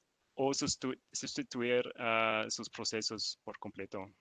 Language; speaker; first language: Spanish; non-native, learner; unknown